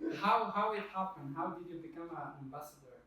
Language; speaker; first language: English; non-native, fluent; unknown